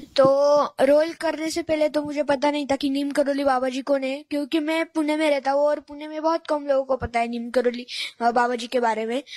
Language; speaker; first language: Hindi; non-native, local second language; Marathi